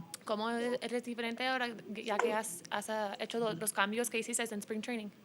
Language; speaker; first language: Spanish; early bilingual, heritage; English